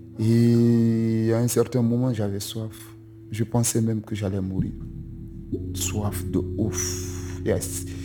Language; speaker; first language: French; non-native, local second language; Susu